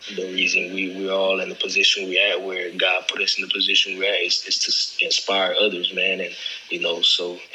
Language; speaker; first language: English; native; English